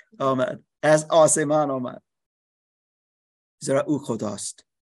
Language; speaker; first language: Persian; non-native, learner; English